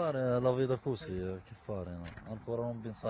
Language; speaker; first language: Italian; non-native, learner; Arabic